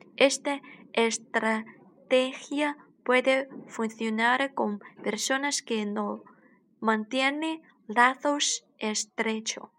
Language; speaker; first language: Spanish; non-native, learner; Chinese